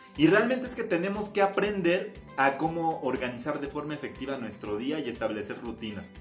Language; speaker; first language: Spanish; native; Spanish